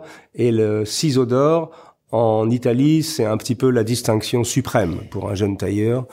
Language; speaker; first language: French; native; French